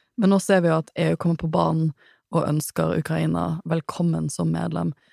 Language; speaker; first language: Norwegian; native; Norwegian